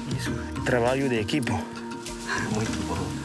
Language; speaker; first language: Portuguese; non-native, learner; English